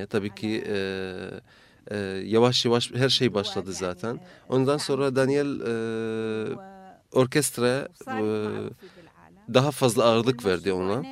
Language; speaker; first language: Turkish; non-native, fluent; Arabic